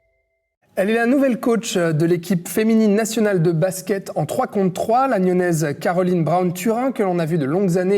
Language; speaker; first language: French; native; French